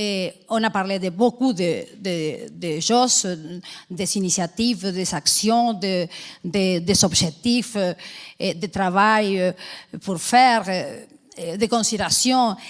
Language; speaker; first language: French; non-native, fluent; Spanish